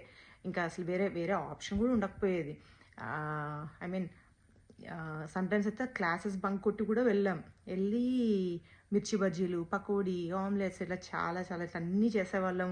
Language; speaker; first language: Telugu; native; Telugu